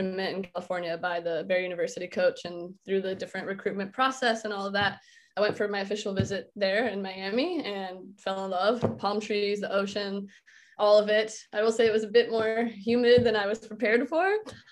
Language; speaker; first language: English; native; English